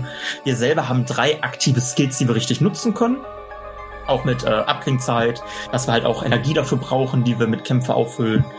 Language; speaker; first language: German; native; German